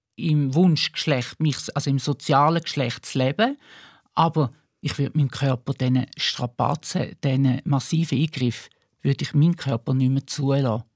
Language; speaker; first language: German; native; German